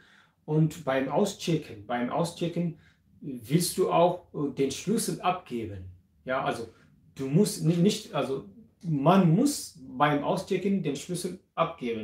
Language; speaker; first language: German; non-native, fluent; Amharic